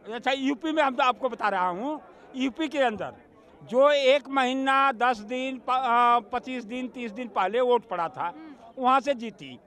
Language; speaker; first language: Hindi; native; Hindi